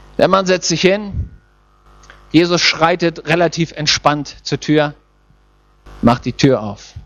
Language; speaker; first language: German; native; German